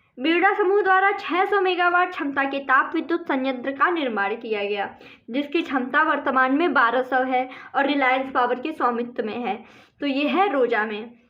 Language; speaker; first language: Hindi; native; Hindi